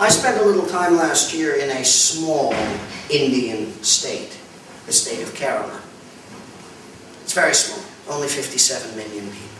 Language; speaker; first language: English; native; English